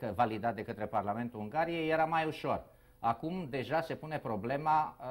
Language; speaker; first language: Romanian; native; Romanian